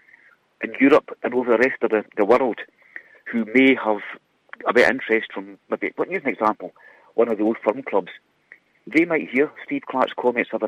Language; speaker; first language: English; native; English